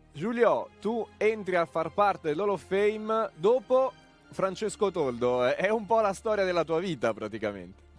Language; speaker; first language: Italian; native; Italian